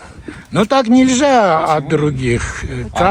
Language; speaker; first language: Russian; non-native, local second language; Armenian